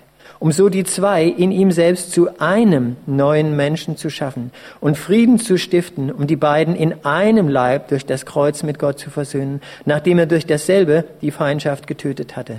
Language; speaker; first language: German; native; German